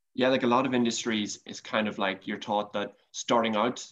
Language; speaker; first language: English; native; English